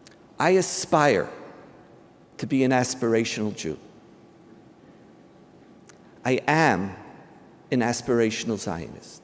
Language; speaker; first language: English; native; English